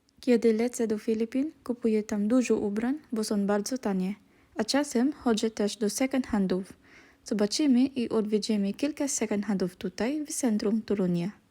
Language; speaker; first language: Polish; non-native, learner; Filipino